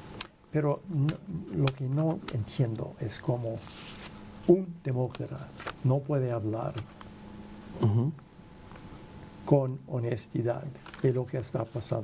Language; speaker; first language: Spanish; non-native, fluent; English